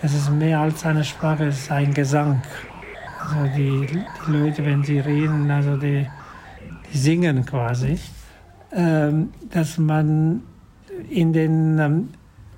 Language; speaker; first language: German; non-native, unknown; Italian